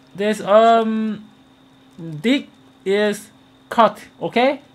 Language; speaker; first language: English; non-native, learner; Korean